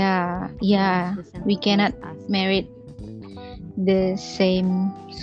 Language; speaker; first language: English; non-native, learner; Indonesian